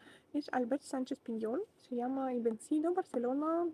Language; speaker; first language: Spanish; non-native, fluent; Russian